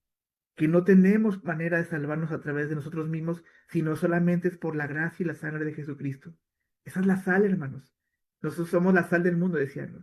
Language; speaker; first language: Spanish; native; Spanish